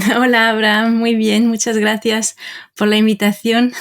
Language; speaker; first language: Spanish; non-native, fluent; French